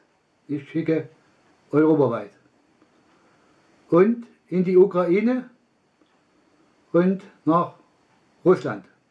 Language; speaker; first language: German; non-native, learner; Russian